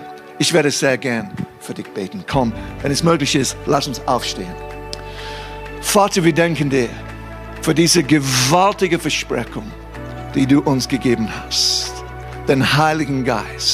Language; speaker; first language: German; non-native, fluent; English